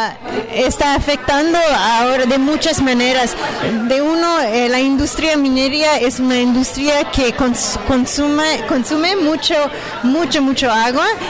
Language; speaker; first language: Spanish; non-native, fluent; French